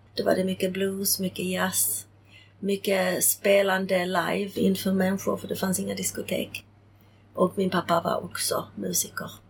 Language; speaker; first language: Swedish; early bilingual, other home language; Czech